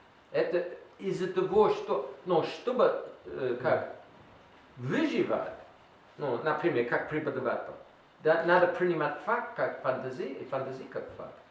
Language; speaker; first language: Russian; non-native, learner; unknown